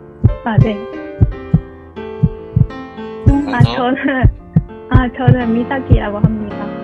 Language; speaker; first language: Korean; non-native, learner; Japanese